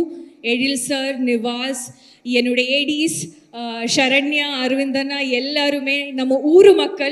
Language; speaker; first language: Tamil; non-native, learner; Malayalam